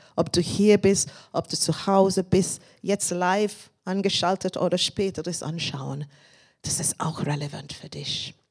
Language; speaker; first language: German; non-native, fluent; English